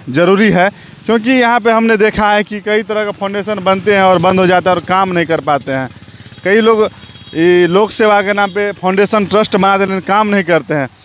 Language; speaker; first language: Hindi; native; Hindi